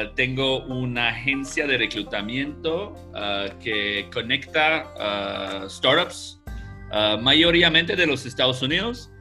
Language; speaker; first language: Spanish; non-native, fluent; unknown